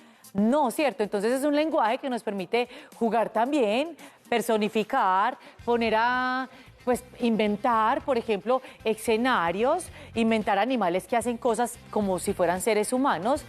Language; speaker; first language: Spanish; native; Spanish